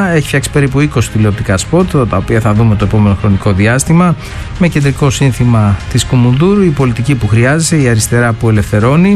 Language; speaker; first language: Greek; native; Greek